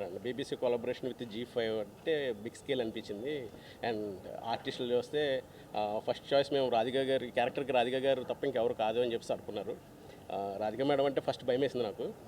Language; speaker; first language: Telugu; native; Telugu